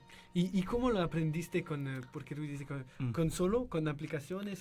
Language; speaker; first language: Spanish; non-native, learner; French